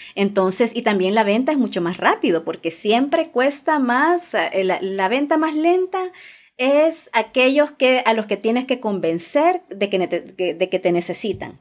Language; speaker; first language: Spanish; native; Spanish